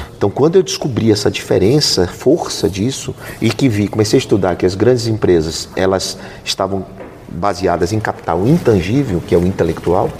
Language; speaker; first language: Portuguese; native; Portuguese